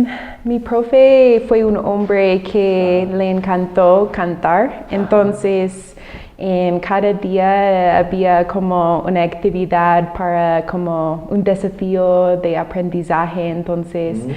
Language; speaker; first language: Spanish; non-native, fluent; English